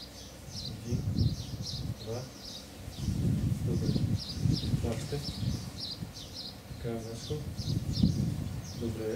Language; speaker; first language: Bulgarian; non-native, learner; Russian